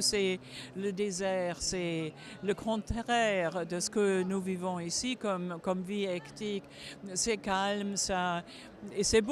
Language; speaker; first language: French; non-native, fluent; German